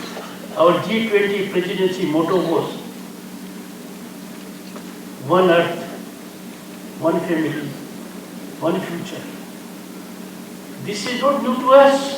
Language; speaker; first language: English; non-native, local second language; Hindi